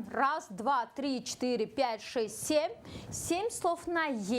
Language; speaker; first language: Russian; non-native, local second language; Kyrgyz